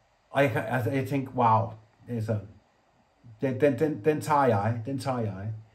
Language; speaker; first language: Danish; native; Danish